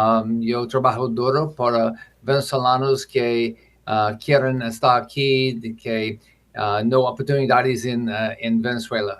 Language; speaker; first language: Spanish; non-native, learner; English